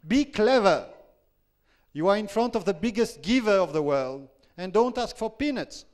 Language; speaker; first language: English; non-native, fluent; French